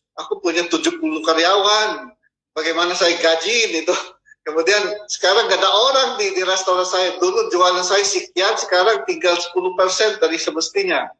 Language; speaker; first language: Indonesian; non-native, fluent; Filipino